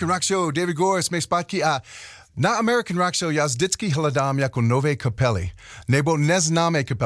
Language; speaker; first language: Czech; non-native, learner; English